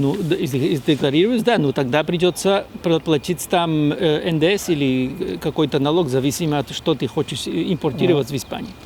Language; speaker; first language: Russian; non-native, fluent; Spanish